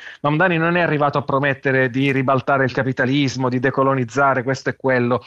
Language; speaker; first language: Italian; native; Italian